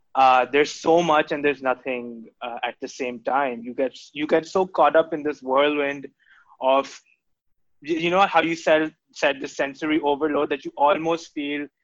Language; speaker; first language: English; non-native, local second language; Urdu